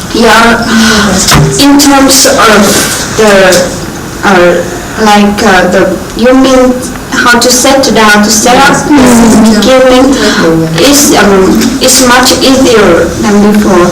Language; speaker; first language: English; non-native, fluent; Vietnamese